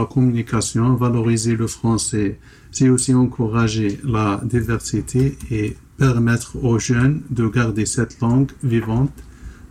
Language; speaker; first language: French; non-native, local second language; Arabic